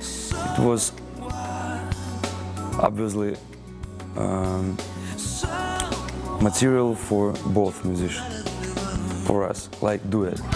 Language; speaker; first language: English; non-native, learner; Russian